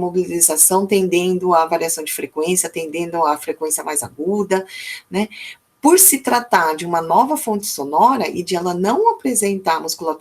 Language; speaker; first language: Portuguese; native; Portuguese